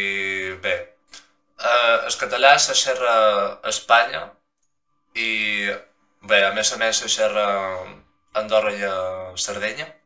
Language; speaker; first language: Catalan; non-native, local second language; Spanish